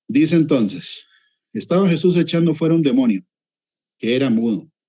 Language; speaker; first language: Spanish; native; Spanish